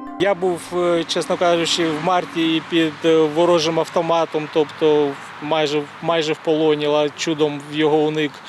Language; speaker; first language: Ukrainian; native; Ukrainian